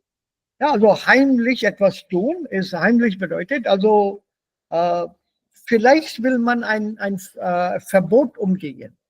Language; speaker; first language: German; non-native, fluent; Hindi